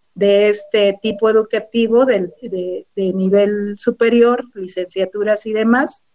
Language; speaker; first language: Spanish; native; Spanish